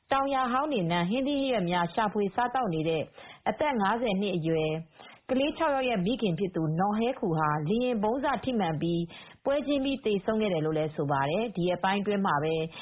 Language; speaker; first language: Burmese; native; Burmese